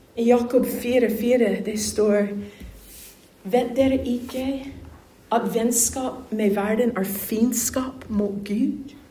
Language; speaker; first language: Norwegian; non-native, fluent; English